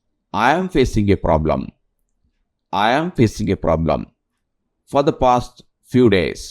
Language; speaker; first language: English; non-native, local second language; Telugu